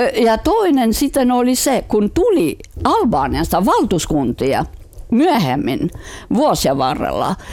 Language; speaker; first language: Finnish; non-native, fluent; Albanian